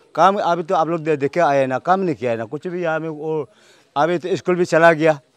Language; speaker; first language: Hindi; non-native, local second language; Nyishi